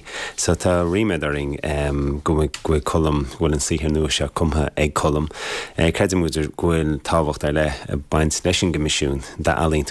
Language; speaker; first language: Irish; native; Irish